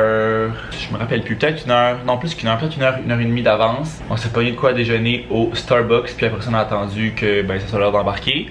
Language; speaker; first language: French; native; French